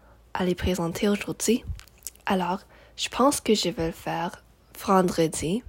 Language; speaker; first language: French; non-native, local second language; English